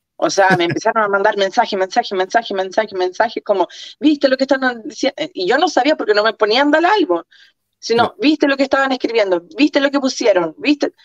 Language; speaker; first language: Spanish; early bilingual, other home language; Croatian